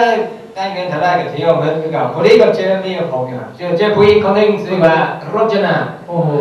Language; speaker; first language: Thai; non-native, fluent; English